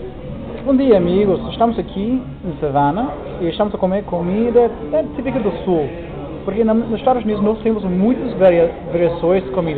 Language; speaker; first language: Portuguese; non-native, fluent; English